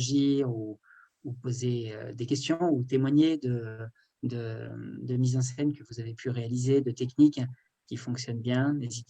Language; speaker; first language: French; native; French